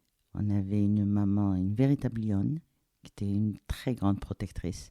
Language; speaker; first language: French; non-native, local second language; Arabic